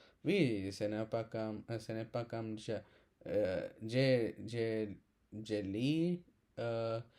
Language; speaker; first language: French; non-native, learner; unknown